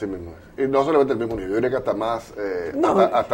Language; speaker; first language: Spanish; native; Spanish